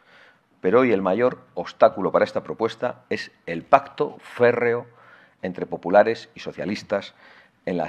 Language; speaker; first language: Spanish; native; Spanish